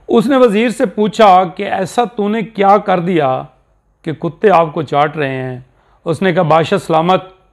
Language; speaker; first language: Urdu; non-native, local second language; Saraiki